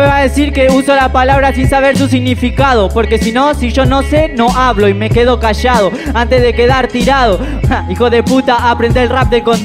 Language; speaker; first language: Spanish; native; Spanish